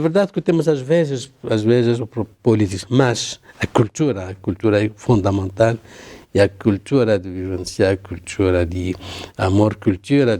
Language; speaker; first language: Portuguese; non-native, learner; Arabic